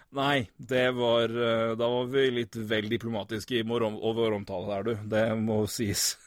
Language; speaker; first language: Norwegian; native; Norwegian